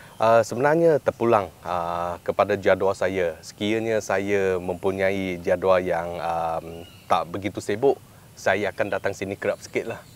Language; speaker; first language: Malay; non-native, local second language; Chinese